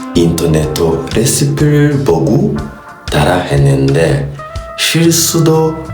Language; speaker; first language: Korean; non-native, learner; Kinyarwanda